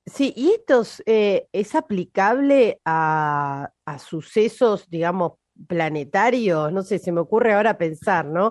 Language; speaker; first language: Spanish; native; Spanish